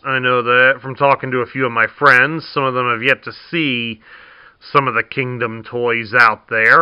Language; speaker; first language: English; native; English